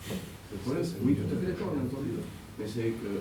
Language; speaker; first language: French; native; French